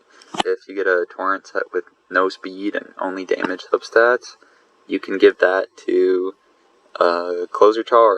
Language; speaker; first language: English; native; English